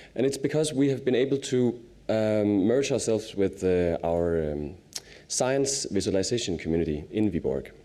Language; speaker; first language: English; non-native, fluent; Danish